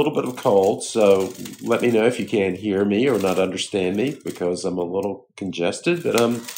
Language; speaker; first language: English; native; English